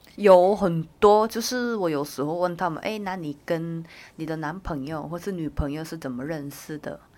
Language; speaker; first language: Chinese; non-native, fluent; Korean